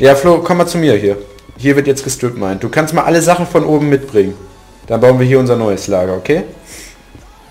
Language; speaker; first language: German; native; German